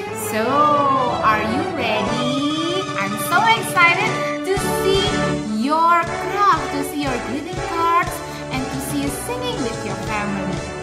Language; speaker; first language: English; non-native, fluent; Indonesian